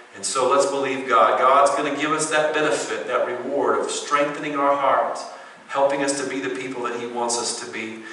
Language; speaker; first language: English; native; English